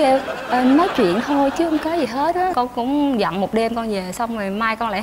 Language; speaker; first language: Vietnamese; native; Vietnamese